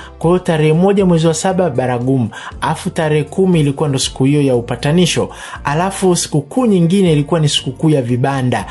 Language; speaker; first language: Swahili; native; Swahili